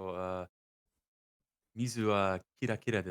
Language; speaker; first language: Japanese; non-native, learner; English